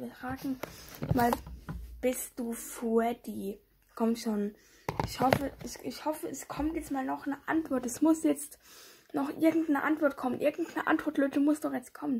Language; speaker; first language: German; native; German